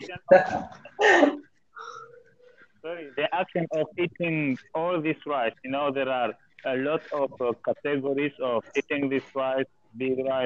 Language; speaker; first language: English; non-native, learner; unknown